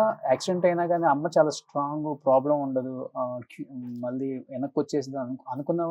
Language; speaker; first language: Telugu; native; Telugu